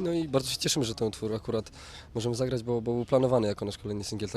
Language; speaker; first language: Polish; native; Polish